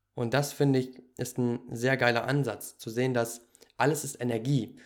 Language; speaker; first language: German; native; German